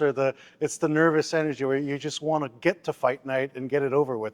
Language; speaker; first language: English; native; English